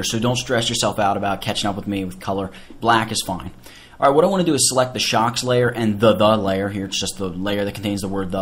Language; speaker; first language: English; native; English